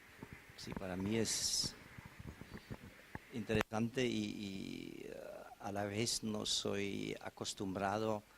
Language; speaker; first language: Spanish; non-native, fluent; German